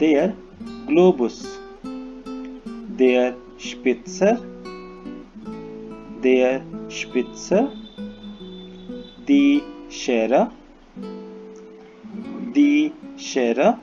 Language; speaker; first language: German; non-native, fluent; Hindi